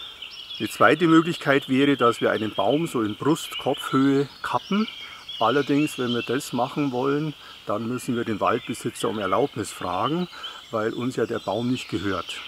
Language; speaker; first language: German; native; German